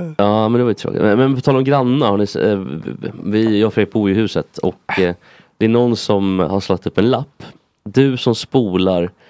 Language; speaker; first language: Swedish; early bilingual, other home language; Kabuverdianu